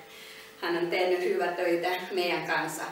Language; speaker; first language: Finnish; non-native, learner; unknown